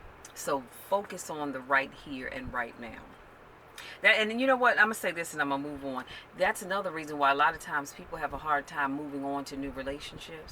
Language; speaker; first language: English; native; English